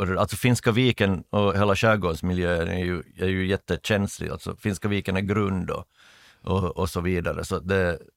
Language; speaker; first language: Swedish; native; Swedish